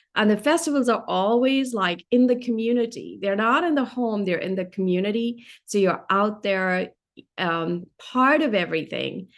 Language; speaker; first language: English; non-native, local second language; Hindi